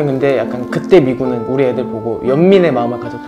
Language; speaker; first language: Korean; native; Korean